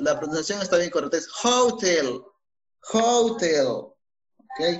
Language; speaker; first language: Spanish; native; Spanish